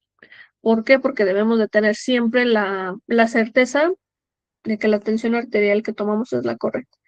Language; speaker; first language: Spanish; native; Spanish